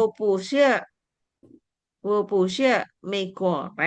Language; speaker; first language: Chinese; non-native, learner; Indonesian